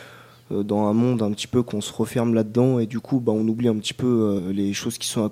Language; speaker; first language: French; native; French